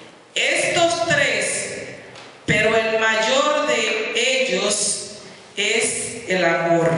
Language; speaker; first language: Spanish; native; Spanish